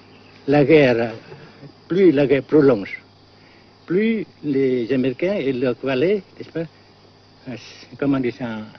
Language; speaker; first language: French; non-native, local second language; Vietnamese